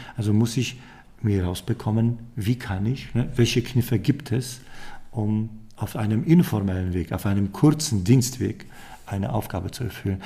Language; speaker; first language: German; non-native, fluent; Polish